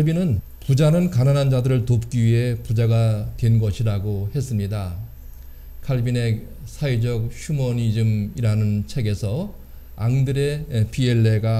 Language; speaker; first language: Korean; native; Korean